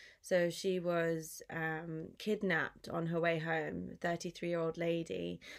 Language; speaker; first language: English; native; English